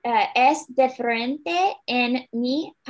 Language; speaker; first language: Spanish; non-native, learner; English